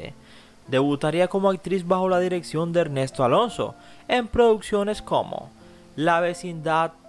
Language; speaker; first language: Spanish; native; Spanish